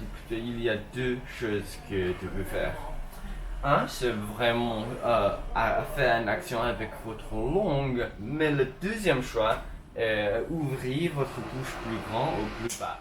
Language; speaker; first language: French; non-native, learner; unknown